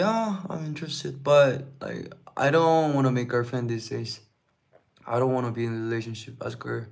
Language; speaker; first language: English; non-native, learner; Korean